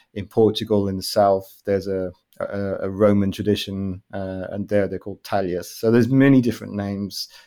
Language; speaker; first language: English; native; English